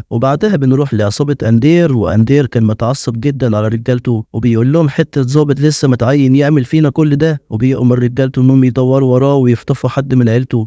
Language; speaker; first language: Arabic; native; Arabic